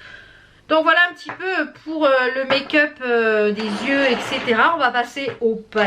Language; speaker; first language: French; native; French